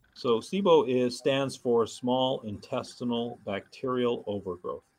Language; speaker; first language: English; native; English